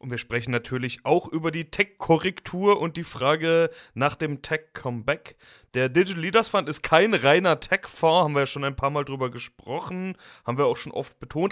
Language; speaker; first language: German; native; German